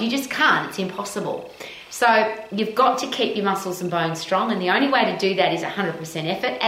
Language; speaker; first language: English; native; English